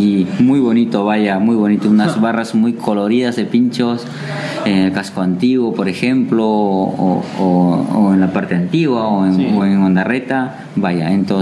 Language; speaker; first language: Spanish; native; Spanish